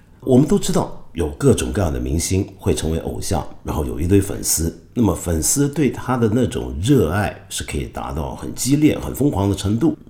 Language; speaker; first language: Chinese; non-native, local second language; Cantonese